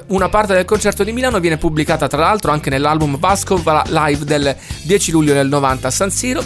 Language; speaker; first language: Italian; native; Italian